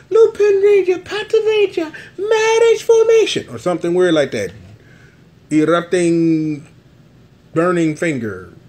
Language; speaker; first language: English; native; English